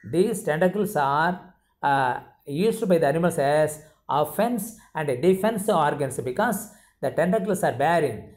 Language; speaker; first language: English; non-native, local second language; Tamil